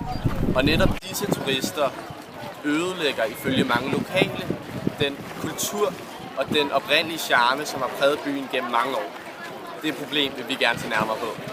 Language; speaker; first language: Danish; native; Danish